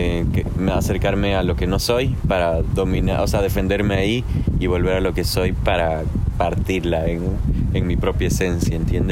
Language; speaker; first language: Spanish; native; Spanish